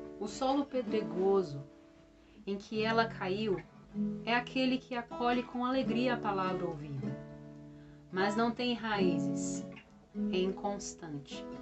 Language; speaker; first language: Portuguese; native; Portuguese